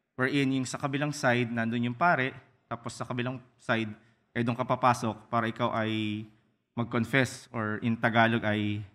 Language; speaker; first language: Filipino; native; Filipino